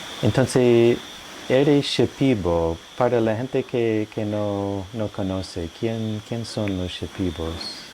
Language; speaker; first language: Spanish; non-native, fluent; English